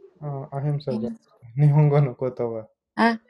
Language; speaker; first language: Japanese; non-native, learner; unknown